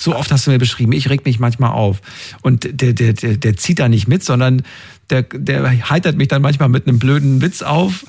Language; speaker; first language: German; native; German